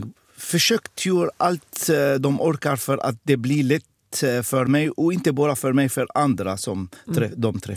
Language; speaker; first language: Swedish; non-native, fluent; Arabic